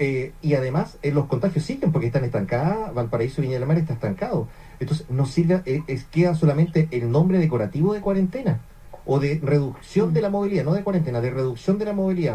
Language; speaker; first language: Spanish; native; Spanish